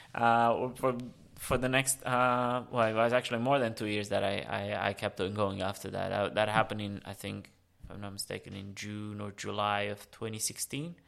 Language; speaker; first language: English; early bilingual, other home language; Romanian